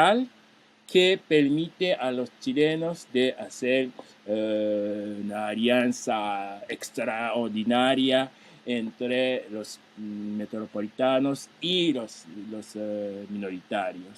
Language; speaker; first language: Spanish; non-native, fluent; Japanese